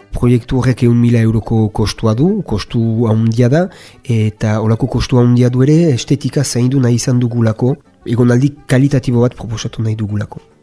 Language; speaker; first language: Basque; native; Basque